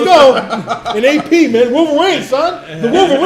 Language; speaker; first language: English; native; English